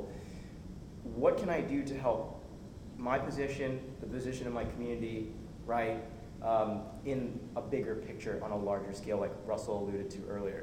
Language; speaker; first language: English; native; English